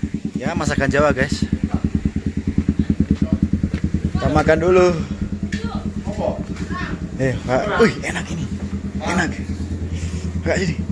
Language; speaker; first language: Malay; non-native, local second language; Javanese